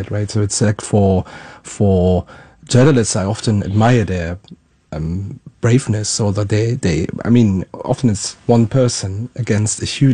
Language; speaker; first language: English; non-native, fluent; German